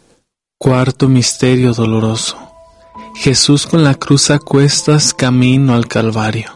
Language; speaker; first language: Spanish; native; Spanish